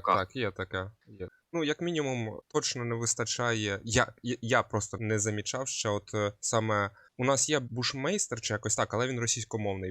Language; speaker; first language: Ukrainian; native; Ukrainian